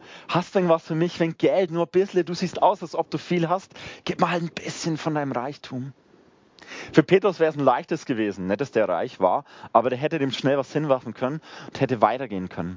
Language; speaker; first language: German; native; German